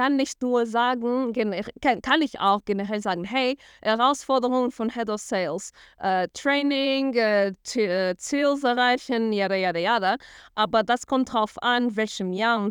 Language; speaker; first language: German; non-native, fluent; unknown